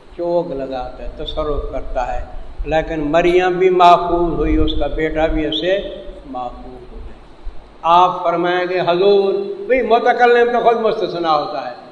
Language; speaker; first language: Urdu; non-native, local second language; Saraiki